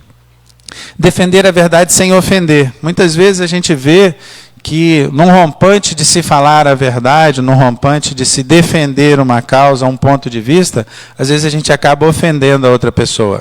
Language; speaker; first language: Portuguese; native; Portuguese